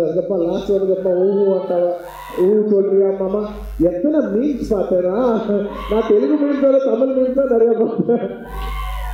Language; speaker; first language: Tamil; non-native, local second language; Telugu